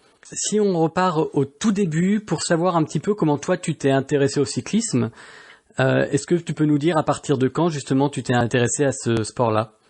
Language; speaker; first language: French; native; French